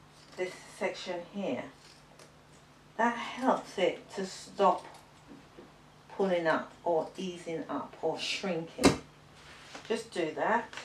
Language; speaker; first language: English; native; English